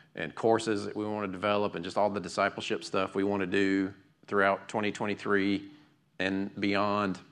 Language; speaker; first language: English; native; English